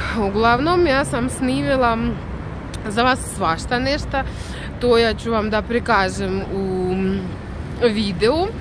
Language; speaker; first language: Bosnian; non-native, learner; Russian